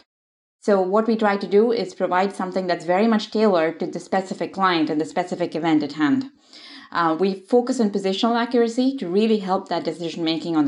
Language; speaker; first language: English; non-native, local second language; Odia